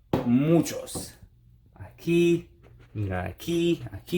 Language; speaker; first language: Spanish; non-native, learner; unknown